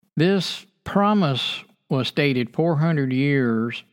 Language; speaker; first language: English; native; English